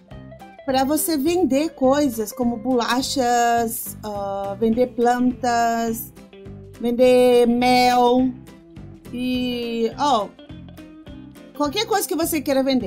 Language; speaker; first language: Portuguese; non-native, fluent; Spanish